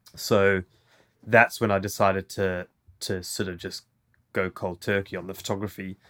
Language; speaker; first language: English; native; English